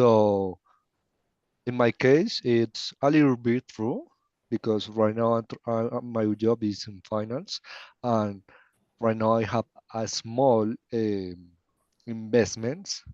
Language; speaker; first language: English; non-native, learner; Spanish